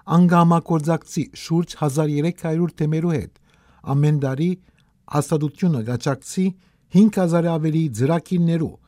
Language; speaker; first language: Armenian; native; Armenian